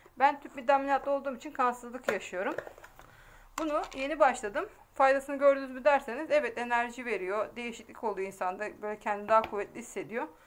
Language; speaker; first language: Turkish; native; Turkish